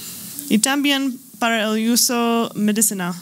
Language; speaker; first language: Spanish; non-native, learner; English